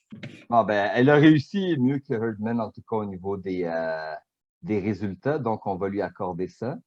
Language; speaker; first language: French; native; French